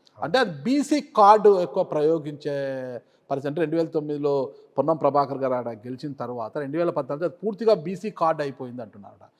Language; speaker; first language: Telugu; native; Telugu